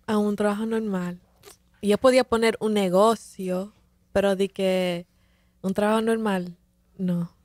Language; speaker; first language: Spanish; early bilingual, heritage; Spanish